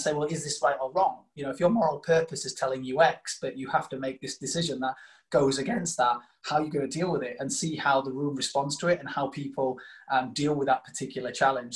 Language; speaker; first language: English; native; English